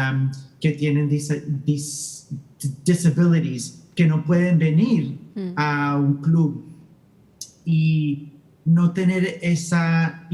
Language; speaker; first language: Spanish; early bilingual, heritage; Spanish